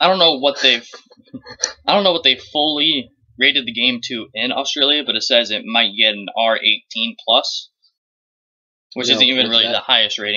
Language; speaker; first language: English; native; English